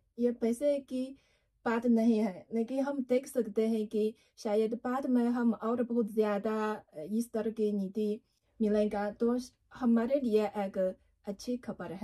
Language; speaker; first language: Hindi; non-native, learner; Chinese